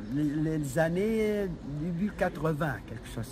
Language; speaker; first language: French; non-native, local second language; Arabic